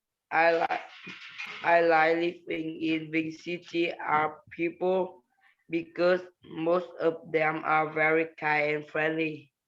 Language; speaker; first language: English; non-native, learner; Vietnamese